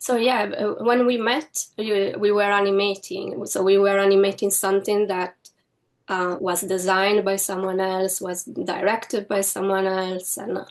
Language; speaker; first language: English; non-native, fluent; Italian